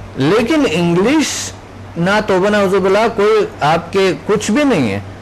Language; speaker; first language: Urdu; non-native, local second language; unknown